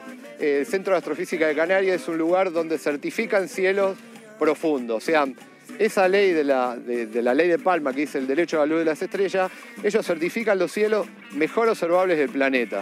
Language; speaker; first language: Spanish; native; Spanish